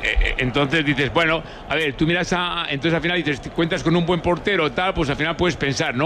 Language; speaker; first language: Spanish; native; Spanish